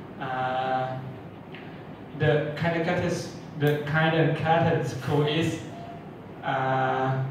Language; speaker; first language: English; non-native, learner; Thai